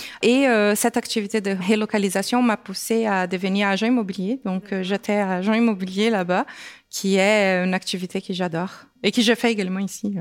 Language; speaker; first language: French; non-native, fluent; Portuguese